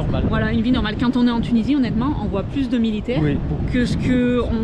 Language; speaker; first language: French; native; French